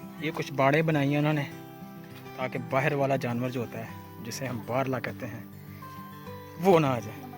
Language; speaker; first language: Urdu; non-native, local second language; Punjabi